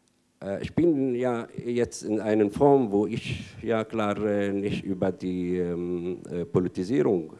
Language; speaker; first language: German; non-native, fluent; Arabic